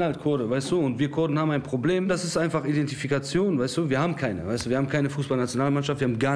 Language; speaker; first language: German; early bilingual, other home language; Kurdish